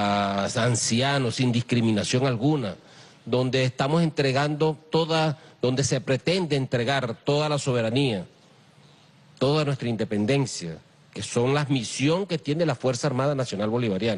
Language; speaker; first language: Spanish; native; Spanish